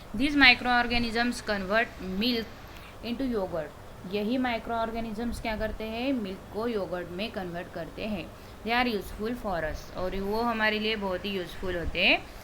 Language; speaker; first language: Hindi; non-native, local second language; Marathi